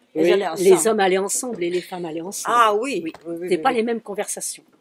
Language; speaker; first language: French; native; French